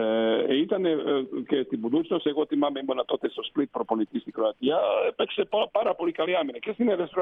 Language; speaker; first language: Greek; non-native, fluent; Slovenian